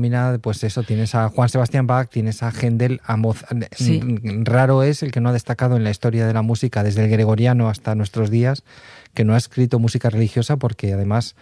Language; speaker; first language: Spanish; native; Spanish